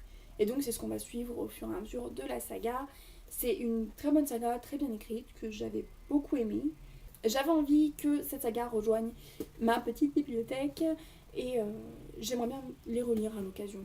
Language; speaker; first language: French; native; French